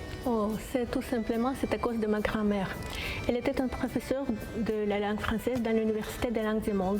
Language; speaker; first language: French; non-native, fluent; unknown